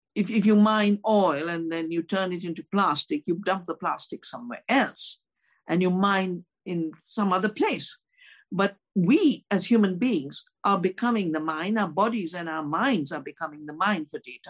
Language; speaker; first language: English; non-native, local second language; Hindi